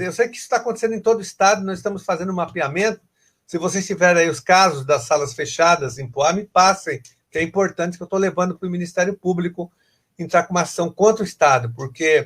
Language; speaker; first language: Portuguese; native; Portuguese